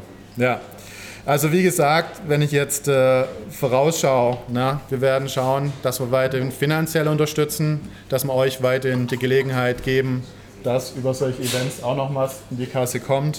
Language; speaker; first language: German; native; German